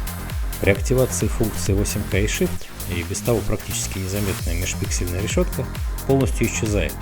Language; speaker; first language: Russian; native; Russian